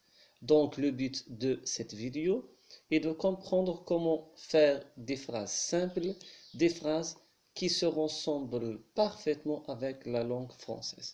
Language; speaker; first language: French; non-native, local second language; Arabic